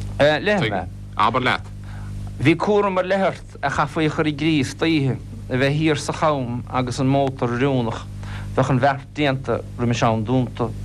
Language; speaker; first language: Irish; non-native, local second language; English